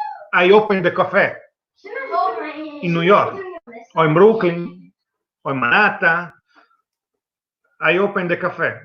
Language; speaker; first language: English; non-native, learner; Italian